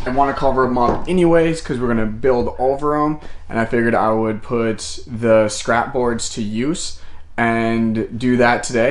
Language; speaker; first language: English; native; English